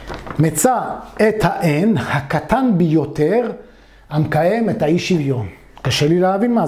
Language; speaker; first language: Hebrew; native; Hebrew